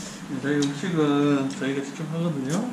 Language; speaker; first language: Korean; native; Korean